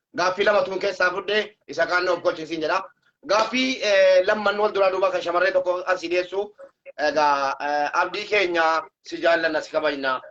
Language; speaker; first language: Oromo; native; Oromo